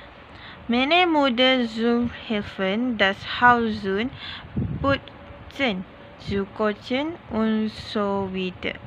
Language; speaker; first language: German; non-native, learner; Malay